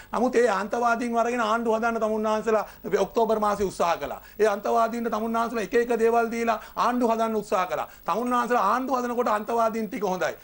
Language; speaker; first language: Sinhala; non-native, local second language; Tamil